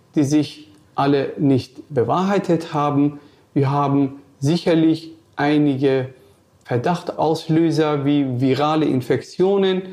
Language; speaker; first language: German; non-native, fluent; Persian